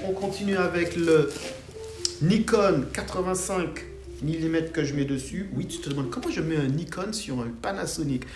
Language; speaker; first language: French; non-native, fluent; English